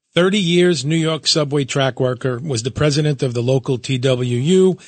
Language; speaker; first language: English; early bilingual, other home language; Italian